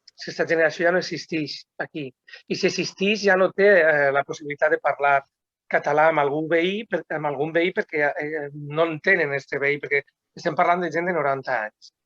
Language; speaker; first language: Catalan; non-native, local second language; Spanish